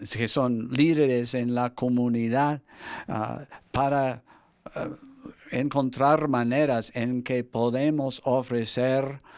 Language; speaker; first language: Spanish; non-native, fluent; English